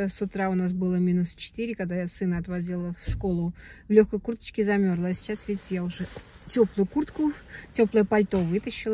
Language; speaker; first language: Russian; native; Russian